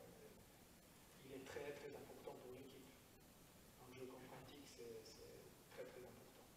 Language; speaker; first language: French; native; French